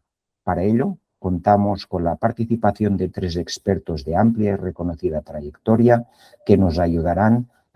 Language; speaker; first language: Spanish; native; Spanish